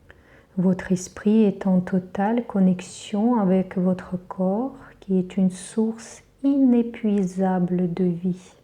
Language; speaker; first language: French; native; French